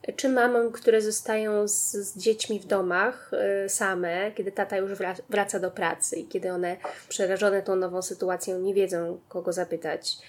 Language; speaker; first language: Polish; native; Polish